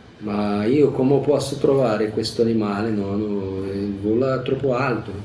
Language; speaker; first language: Italian; non-native, fluent; Portuguese